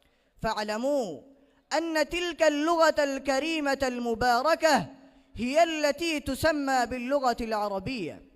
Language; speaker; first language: Arabic; non-native, learner; Bangla